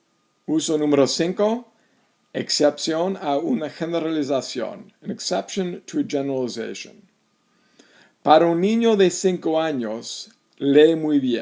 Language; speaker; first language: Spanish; non-native, fluent; English